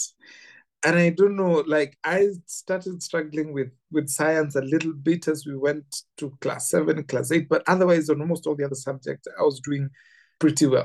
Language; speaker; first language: English; non-native, local second language; Kikuyu